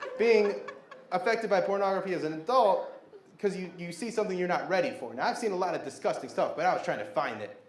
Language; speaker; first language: English; native; English